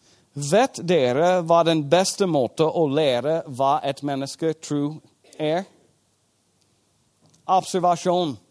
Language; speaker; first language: Norwegian; non-native, fluent; English